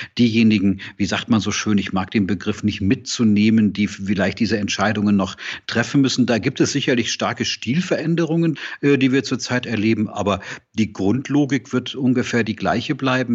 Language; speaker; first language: German; native; German